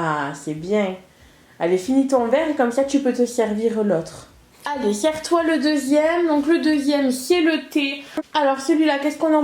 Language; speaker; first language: French; native; French